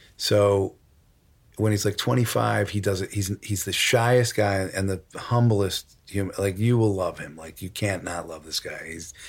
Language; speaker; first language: English; native; English